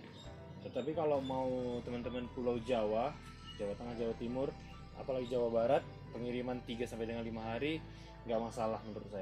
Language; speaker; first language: Indonesian; native; Indonesian